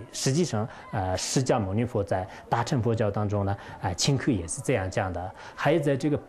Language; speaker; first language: Chinese; non-native, local second language; Tibetan